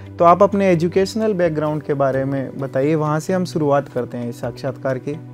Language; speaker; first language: Hindi; native; Hindi